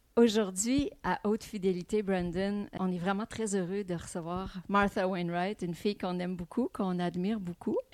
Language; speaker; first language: French; native; French